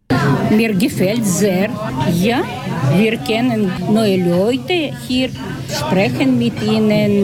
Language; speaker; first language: German; non-native, learner; Ukrainian